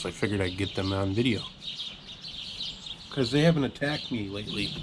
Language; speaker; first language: English; native; English